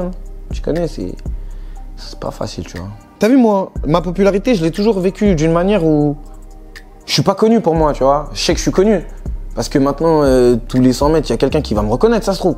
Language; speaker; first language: French; native; French